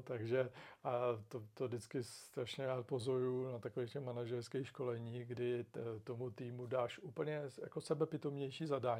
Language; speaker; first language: Czech; native; Czech